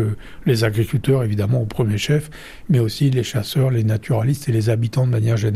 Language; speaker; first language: French; native; French